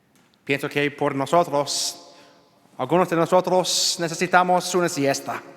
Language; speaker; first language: Spanish; non-native, learner; English